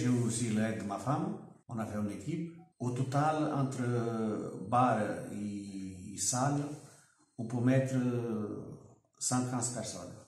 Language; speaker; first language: French; non-native, fluent; Portuguese